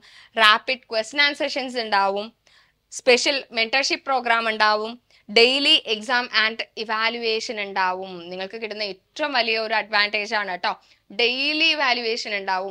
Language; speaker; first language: Malayalam; native; Malayalam